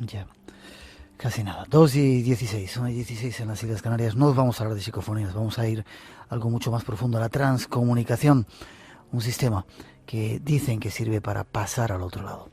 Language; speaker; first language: Spanish; native; Spanish